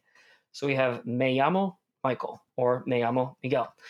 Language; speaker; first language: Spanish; non-native, fluent; English